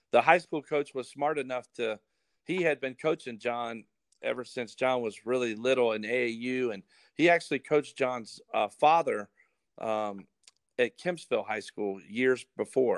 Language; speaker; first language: English; native; English